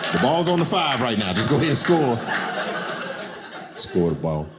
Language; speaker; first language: English; native; English